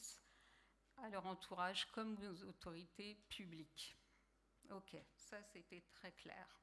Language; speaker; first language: French; native; French